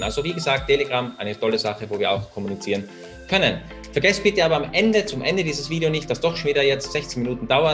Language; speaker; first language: German; native; German